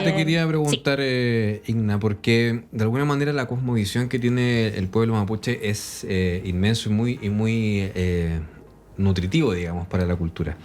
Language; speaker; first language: Spanish; native; Spanish